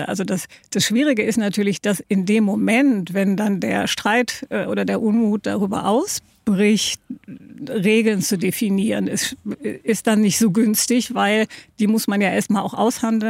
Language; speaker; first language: German; native; German